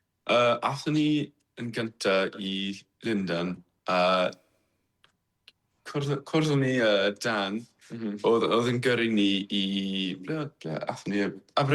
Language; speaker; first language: Welsh; non-native, learner; English